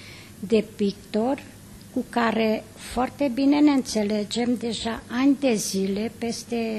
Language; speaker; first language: Romanian; non-native, local second language; Hungarian